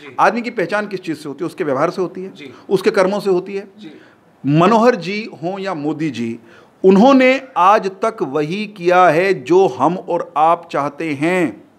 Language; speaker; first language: Hindi; native; Hindi